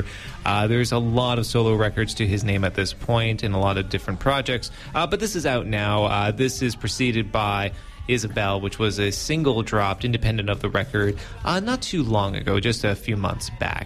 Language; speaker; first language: English; native; English